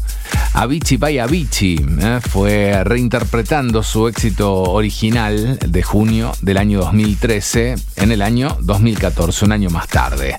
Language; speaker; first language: Spanish; native; Spanish